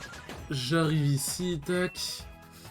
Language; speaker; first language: French; native; French